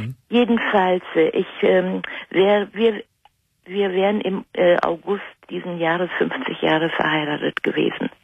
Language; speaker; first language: German; native; German